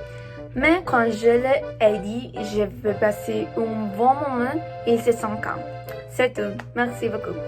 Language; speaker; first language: French; non-native, learner; Spanish